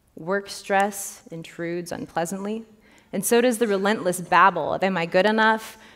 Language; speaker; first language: English; native; English